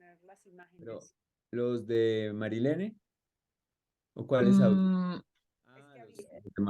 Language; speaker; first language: Spanish; native; Spanish